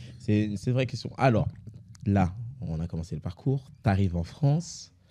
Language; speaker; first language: French; native; French